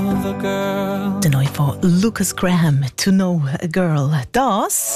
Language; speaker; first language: German; native; German